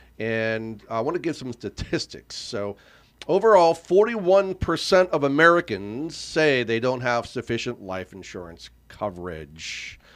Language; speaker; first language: English; native; English